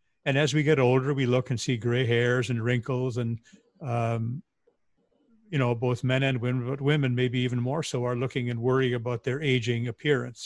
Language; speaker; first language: English; native; English